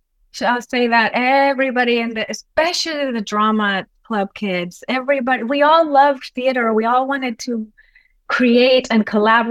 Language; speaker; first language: English; non-native, fluent; Spanish